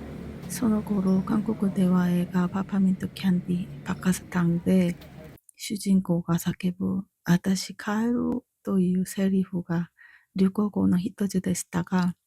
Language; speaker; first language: Japanese; non-native, fluent; Korean